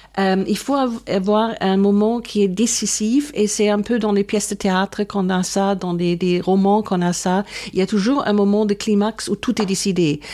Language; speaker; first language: French; non-native, fluent; German